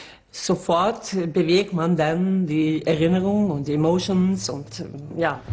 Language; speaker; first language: German; non-native, fluent; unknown